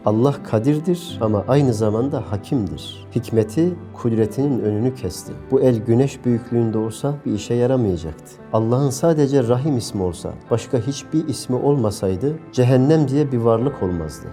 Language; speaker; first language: Turkish; native; Turkish